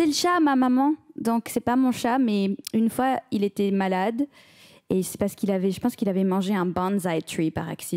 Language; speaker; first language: French; early bilingual, heritage; French